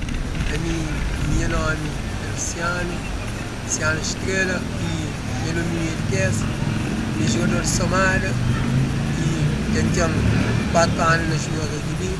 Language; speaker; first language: Portuguese; non-native, learner; Kabuverdianu